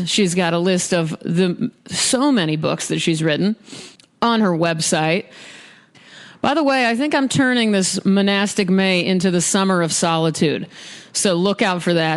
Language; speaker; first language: English; native; English